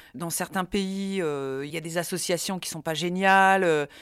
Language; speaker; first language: French; native; French